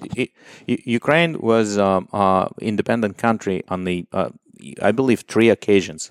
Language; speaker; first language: English; non-native, fluent; Ukrainian